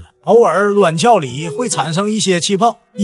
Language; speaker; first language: Chinese; native; Chinese